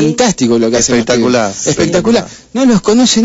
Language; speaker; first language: Spanish; native; Spanish